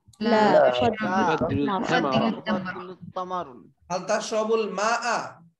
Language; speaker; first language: Arabic; non-native, fluent; Bangla